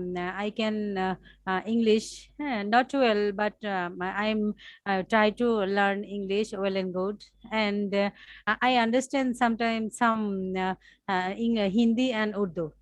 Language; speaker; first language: English; non-native, learner; Bangla